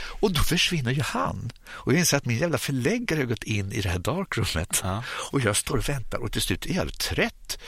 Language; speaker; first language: Swedish; native; Swedish